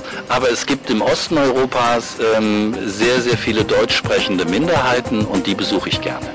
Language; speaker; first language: German; native; German